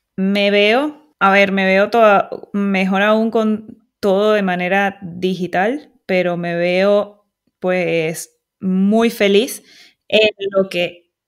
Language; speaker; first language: Spanish; native; Spanish